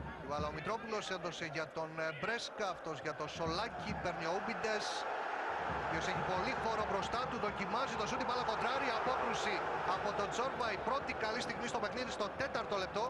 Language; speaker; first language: Greek; native; Greek